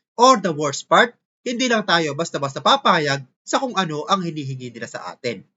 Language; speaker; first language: Filipino; native; Filipino